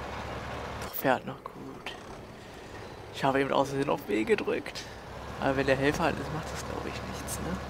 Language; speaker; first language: German; native; German